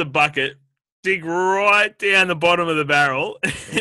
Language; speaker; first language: English; native; English